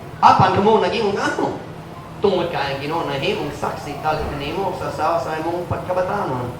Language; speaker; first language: Cebuano; non-native, learner; English